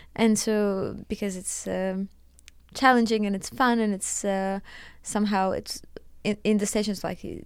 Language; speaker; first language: English; non-native, fluent; Latvian